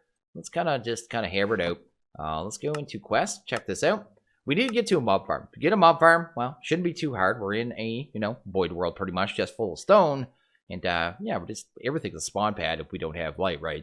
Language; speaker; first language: English; native; English